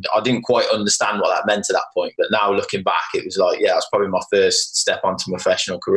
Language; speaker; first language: English; native; English